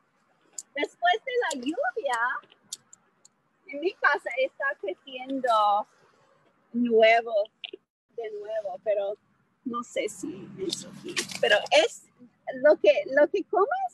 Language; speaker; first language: Spanish; non-native, fluent; English